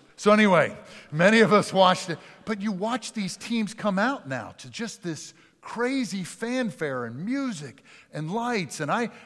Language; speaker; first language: English; native; English